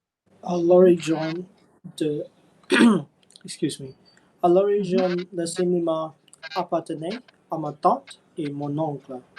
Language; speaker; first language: French; non-native, learner; English